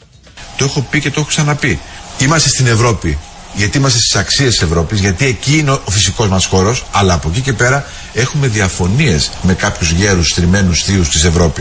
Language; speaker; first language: Greek; native; Greek